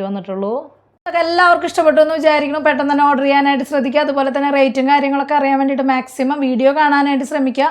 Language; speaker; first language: Malayalam; native; Malayalam